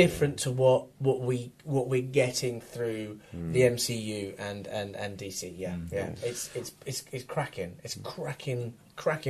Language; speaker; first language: English; native; English